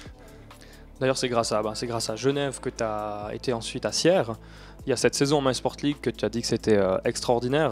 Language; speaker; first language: French; native; French